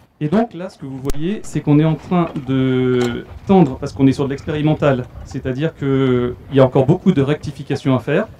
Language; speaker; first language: French; native; French